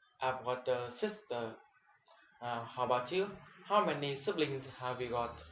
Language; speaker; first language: English; non-native, learner; Vietnamese